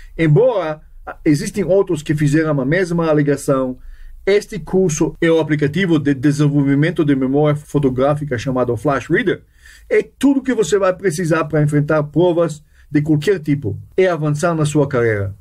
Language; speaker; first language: Portuguese; non-native, fluent; Hebrew